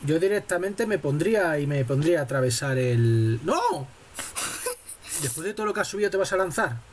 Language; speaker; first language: Spanish; native; Spanish